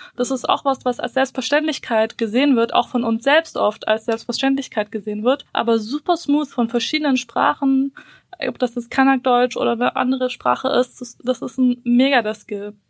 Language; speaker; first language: German; early bilingual, other home language; Bosnian